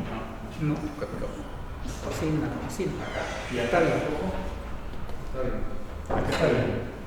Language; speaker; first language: Spanish; non-native, local second language; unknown